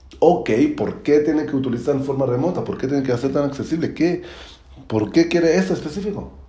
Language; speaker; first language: Spanish; non-native, learner; Hebrew